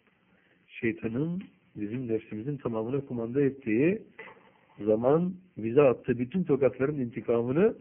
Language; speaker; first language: Turkish; native; Turkish